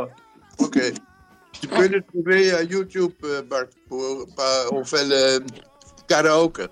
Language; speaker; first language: French; non-native, learner; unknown